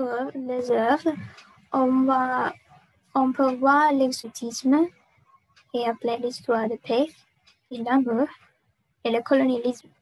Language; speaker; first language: French; non-native, learner; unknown